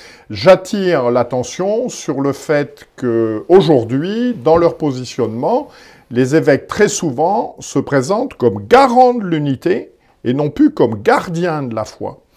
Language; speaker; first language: French; native; French